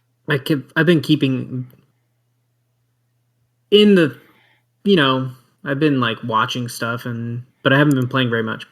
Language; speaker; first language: English; native; English